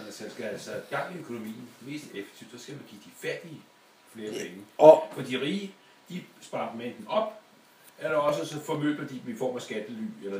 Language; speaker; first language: Danish; native; Danish